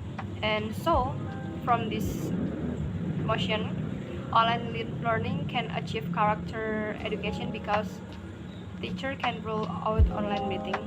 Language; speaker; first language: English; non-native, learner; Indonesian